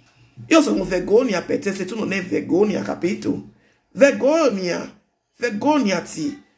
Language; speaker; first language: Italian; non-native, learner; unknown